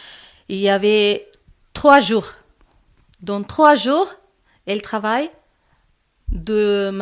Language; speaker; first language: French; non-native, learner; Malayalam